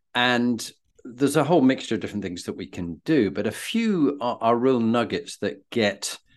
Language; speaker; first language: English; native; English